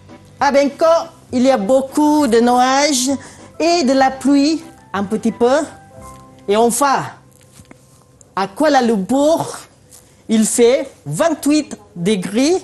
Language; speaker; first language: French; non-native, fluent; Malay